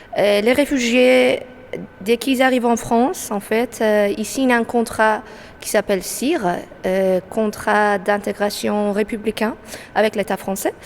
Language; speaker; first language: French; non-native, fluent; Persian